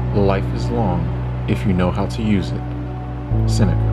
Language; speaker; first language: English; native; English